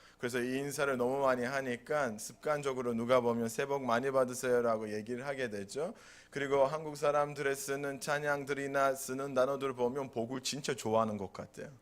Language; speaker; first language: Korean; non-native, fluent; Turkish